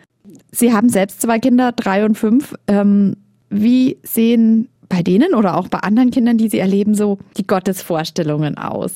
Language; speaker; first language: German; native; German